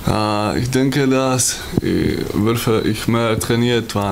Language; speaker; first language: German; non-native, learner; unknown